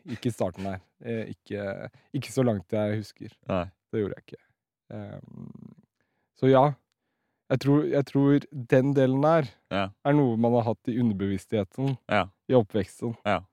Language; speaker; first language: Norwegian; early bilingual, other home language; Riffian